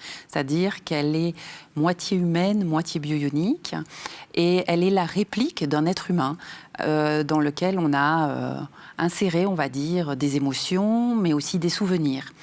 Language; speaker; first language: French; native; French